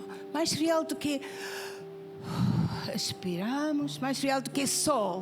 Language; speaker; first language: Portuguese; non-native, fluent; English